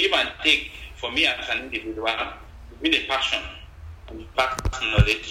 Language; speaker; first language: English; non-native, local second language; Ibibio